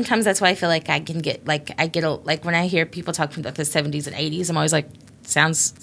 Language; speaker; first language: English; native; English